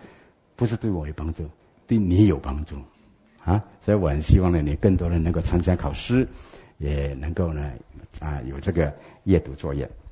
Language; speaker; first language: Chinese; native; Chinese